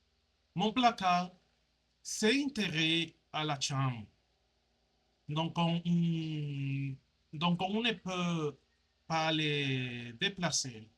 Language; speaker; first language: French; non-native, learner; Spanish